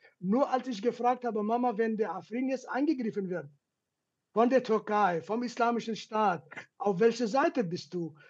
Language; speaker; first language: German; non-native, fluent; Kurdish